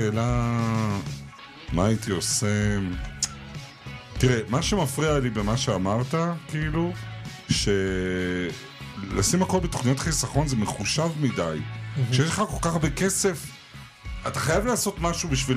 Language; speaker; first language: Hebrew; native; Hebrew